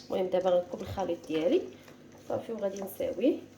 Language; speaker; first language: Arabic; native; Arabic